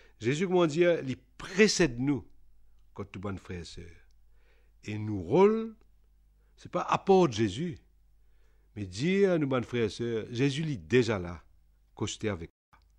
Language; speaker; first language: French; non-native, local second language; Réunion Creole French